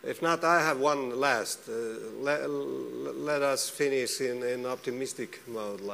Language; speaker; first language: English; non-native, fluent; Estonian